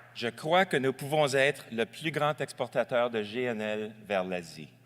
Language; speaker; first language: French; non-native, local second language; English